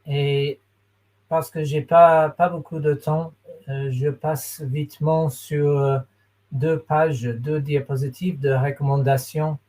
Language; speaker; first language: French; non-native, fluent; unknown